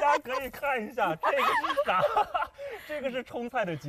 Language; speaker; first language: Chinese; native; Chinese